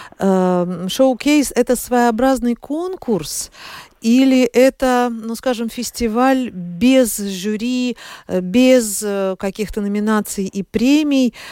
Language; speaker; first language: Russian; native; Russian